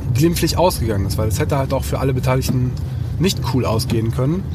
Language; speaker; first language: German; early bilingual, other home language; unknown